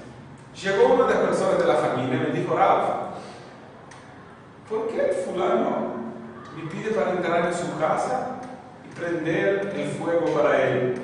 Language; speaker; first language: Spanish; non-native, fluent; Portuguese